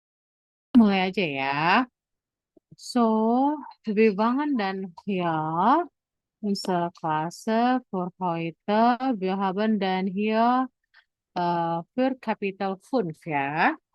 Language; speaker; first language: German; non-native, learner; Indonesian